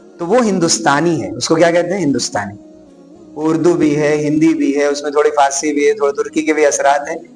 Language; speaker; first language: Urdu; native; Urdu